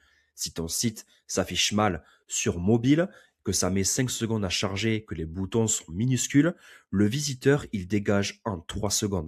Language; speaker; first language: French; native; French